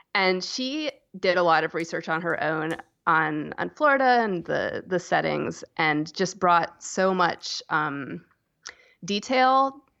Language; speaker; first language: English; native; English